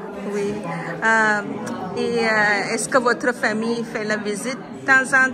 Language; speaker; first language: French; non-native, learner; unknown